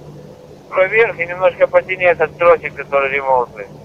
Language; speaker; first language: Russian; native; Russian